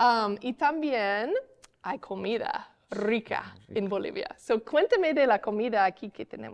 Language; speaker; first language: Spanish; non-native, learner; English